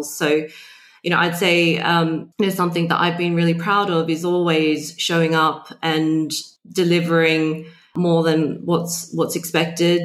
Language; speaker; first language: English; native; English